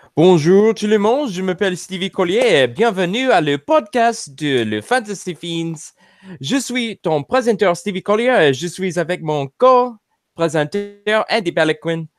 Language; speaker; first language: French; non-native, learner; English